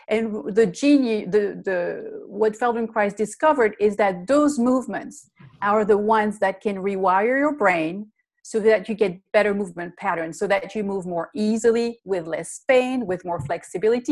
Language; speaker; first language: English; non-native, fluent; French